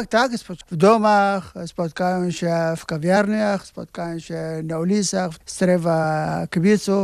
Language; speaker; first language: Polish; non-native, learner; Arabic